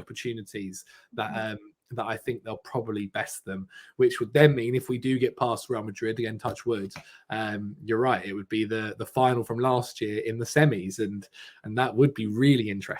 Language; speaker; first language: English; native; English